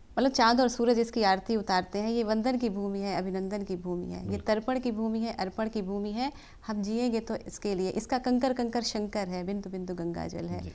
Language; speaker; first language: Hindi; native; Hindi